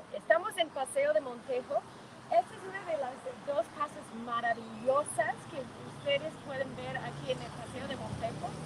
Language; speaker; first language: Spanish; non-native, fluent; English